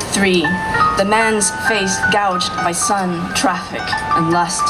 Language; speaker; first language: English; early bilingual, other home language; Vietnamese